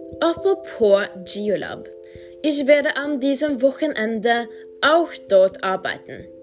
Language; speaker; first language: German; non-native, learner; Norwegian